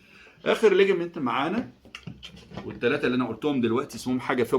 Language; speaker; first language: Arabic; native; Arabic